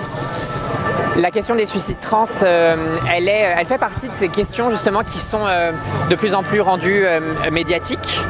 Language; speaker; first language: French; native; French